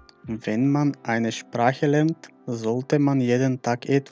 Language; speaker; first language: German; non-native, fluent; Macedonian